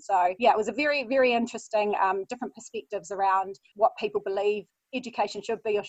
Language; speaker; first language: English; native; English